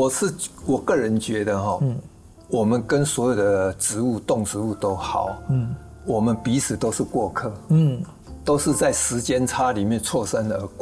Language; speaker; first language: Chinese; native; Chinese